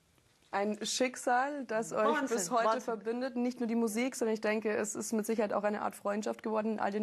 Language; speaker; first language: German; native; German